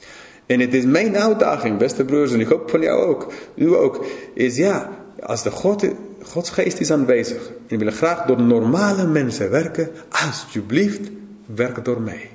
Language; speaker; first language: Dutch; non-native, fluent; English